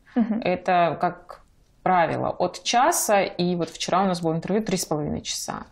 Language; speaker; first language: Russian; native; Russian